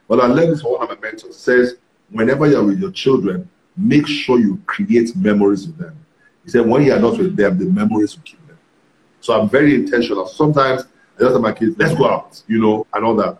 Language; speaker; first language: English; non-native, local second language; Yoruba